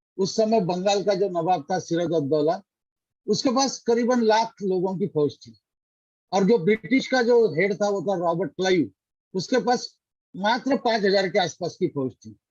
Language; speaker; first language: Hindi; non-native, local second language; Marathi